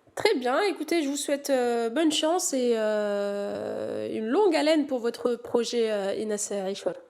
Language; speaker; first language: French; non-native, local second language; Arabic